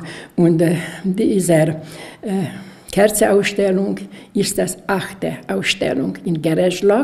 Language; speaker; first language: German; non-native, local second language; Hungarian